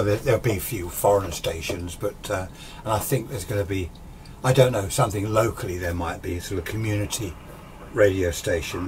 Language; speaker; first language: English; native; English